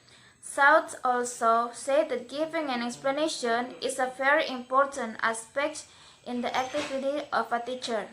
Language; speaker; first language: English; non-native, learner; Indonesian